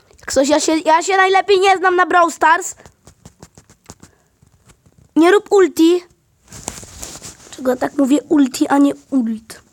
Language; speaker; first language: Polish; native; Polish